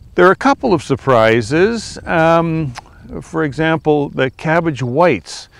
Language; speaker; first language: English; native; English